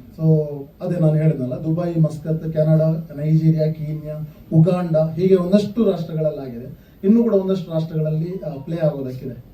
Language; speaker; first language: Kannada; non-native, local second language; Tulu